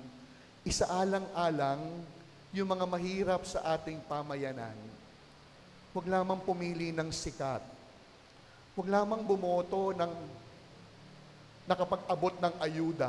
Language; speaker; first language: Filipino; native; Filipino